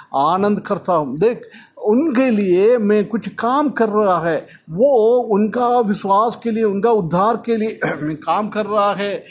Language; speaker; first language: Hindi; non-native, local second language; Malayalam